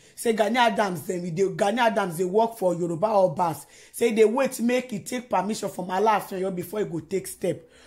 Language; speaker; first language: Nigerian Pidgin; non-native, local second language; Yoruba